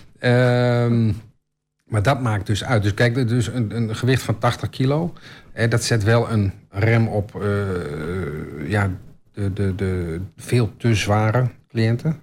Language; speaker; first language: Dutch; native; Dutch